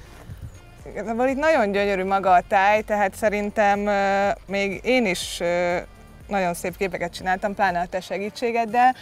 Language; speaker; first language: Hungarian; native; Hungarian